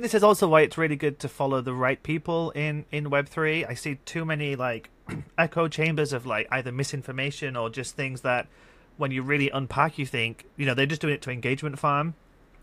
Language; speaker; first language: English; native; English